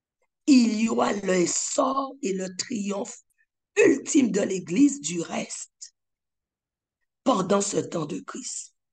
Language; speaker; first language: French; native; French